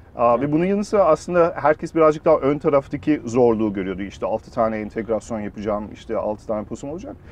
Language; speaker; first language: Turkish; early bilingual, heritage; Turkish